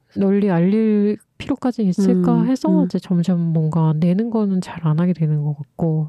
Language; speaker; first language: Korean; native; Korean